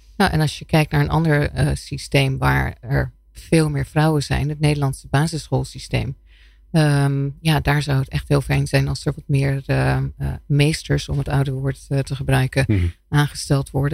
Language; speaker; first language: Dutch; non-native, fluent; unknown